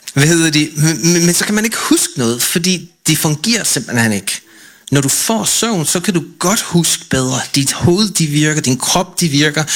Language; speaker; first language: Danish; non-native, fluent; English